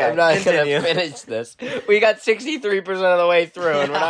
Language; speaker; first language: English; native; English